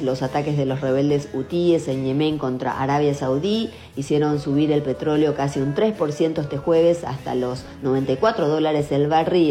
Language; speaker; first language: Spanish; native; Spanish